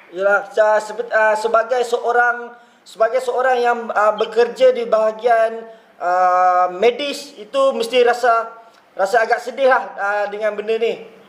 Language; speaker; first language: Malay; native; Malay